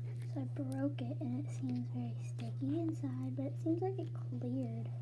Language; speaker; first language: English; native; English